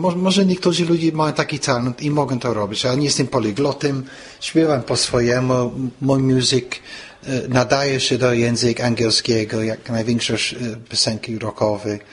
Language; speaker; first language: Polish; non-native, fluent; English